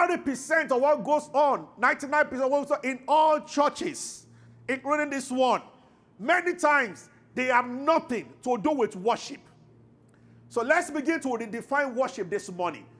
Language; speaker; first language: English; non-native, local second language; Yoruba